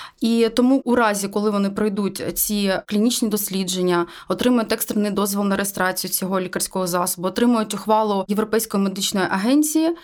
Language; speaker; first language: Ukrainian; native; Ukrainian